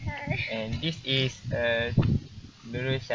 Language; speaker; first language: English; non-native, learner; Malay